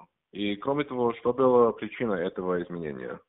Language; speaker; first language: Russian; non-native, learner; English